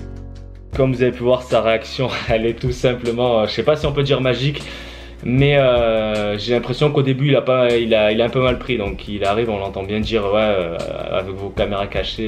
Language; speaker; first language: French; native; French